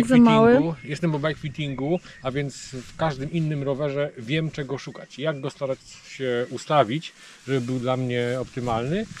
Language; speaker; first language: Polish; native; Polish